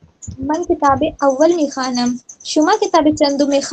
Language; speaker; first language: Persian; non-native, learner; Urdu